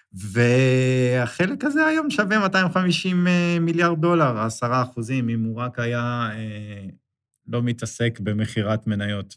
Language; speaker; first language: Hebrew; native; Hebrew